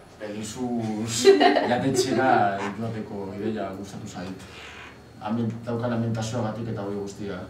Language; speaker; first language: Basque; non-native, local second language; Spanish